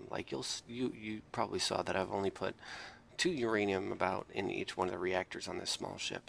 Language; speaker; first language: English; native; English